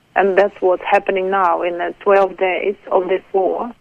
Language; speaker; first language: English; non-native, fluent; Ukrainian